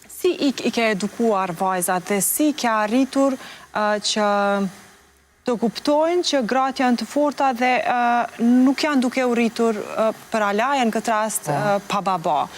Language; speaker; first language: Albanian; native; Albanian